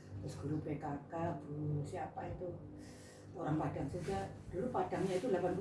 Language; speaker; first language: Indonesian; non-native, local second language; Javanese